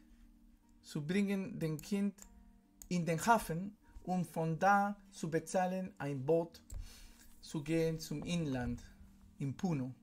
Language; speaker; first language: German; non-native, fluent; Spanish